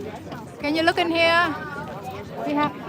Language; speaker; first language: English; early bilingual, other home language; Vietnamese